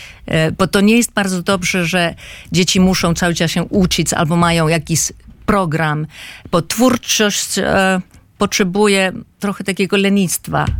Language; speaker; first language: Polish; non-native, fluent; Finnish